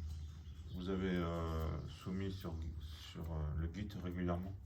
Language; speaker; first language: French; native; French